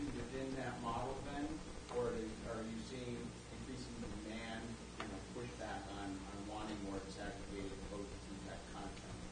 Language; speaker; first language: English; non-native, fluent; Spanish